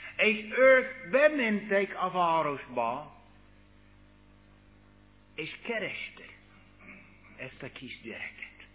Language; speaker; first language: Hungarian; non-native, fluent; English